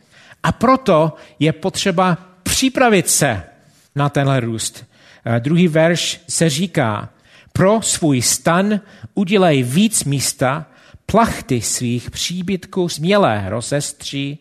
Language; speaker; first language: Czech; non-native, fluent; English